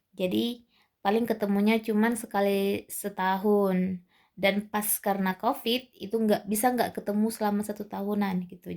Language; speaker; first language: Indonesian; native; Indonesian